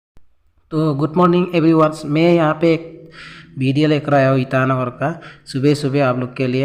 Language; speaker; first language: Hindi; non-native, local second language; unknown